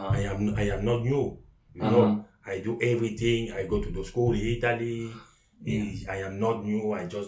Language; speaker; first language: English; non-native, learner; French